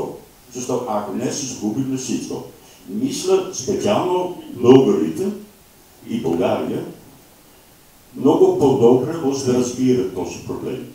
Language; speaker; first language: Bulgarian; non-native, learner; Slovak